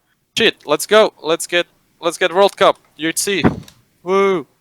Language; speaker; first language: English; native; English